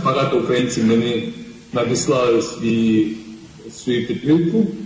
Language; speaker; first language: Ukrainian; non-native, fluent; Georgian